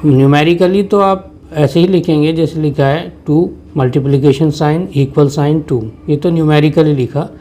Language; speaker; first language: Hindi; native; Hindi